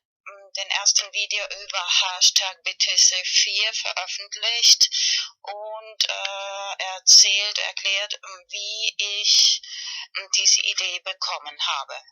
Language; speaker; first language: German; non-native, fluent; Spanish